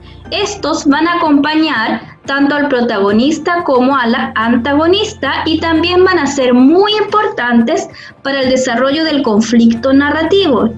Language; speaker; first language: Spanish; native; Spanish